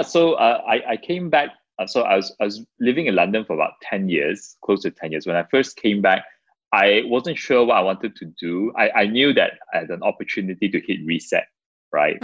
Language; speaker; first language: English; non-native, local second language; Chinese